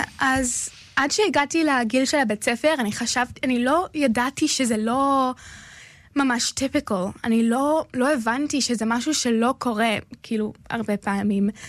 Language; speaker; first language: Hebrew; early bilingual, other home language; English